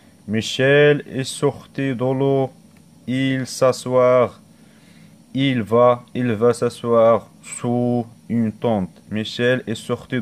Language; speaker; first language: French; non-native, local second language; Arabic